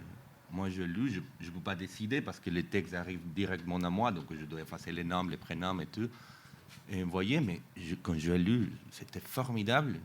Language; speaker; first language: French; non-native, fluent; Spanish